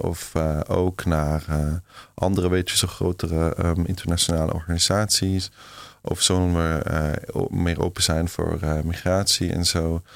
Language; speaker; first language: Dutch; non-native, fluent; German